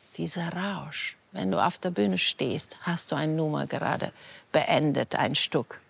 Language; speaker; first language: German; non-native, fluent; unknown